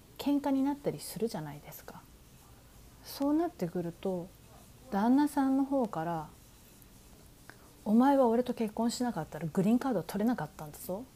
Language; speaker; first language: Japanese; native; Japanese